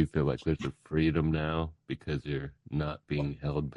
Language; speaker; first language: English; native; English